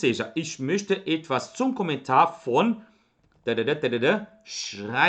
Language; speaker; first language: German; non-native, fluent; Portuguese